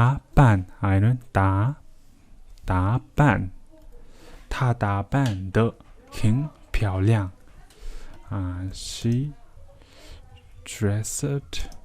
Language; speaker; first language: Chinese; non-native, learner; Mongolian